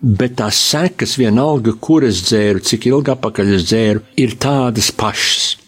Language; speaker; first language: Latvian; early bilingual, heritage; Latvian